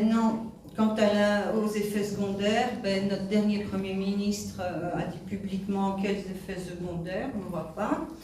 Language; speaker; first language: French; native; French